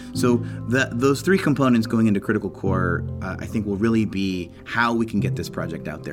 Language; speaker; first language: English; native; English